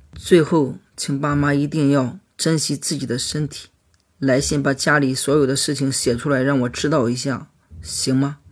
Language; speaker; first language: Chinese; native; Chinese